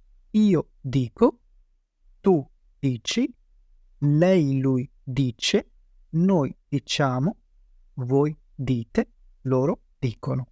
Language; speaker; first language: Italian; non-native, fluent; Urdu